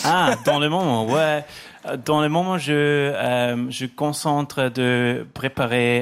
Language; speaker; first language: French; non-native, learner; German